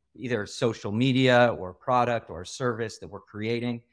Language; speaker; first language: English; native; English